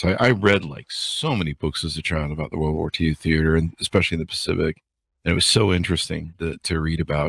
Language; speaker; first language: English; native; English